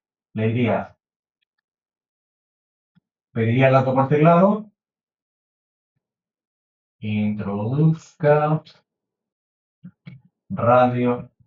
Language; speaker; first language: Spanish; native; Spanish